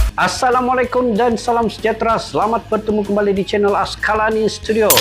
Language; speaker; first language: Malay; native; Malay